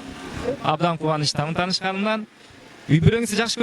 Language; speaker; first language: Kyrgyz; native; Kyrgyz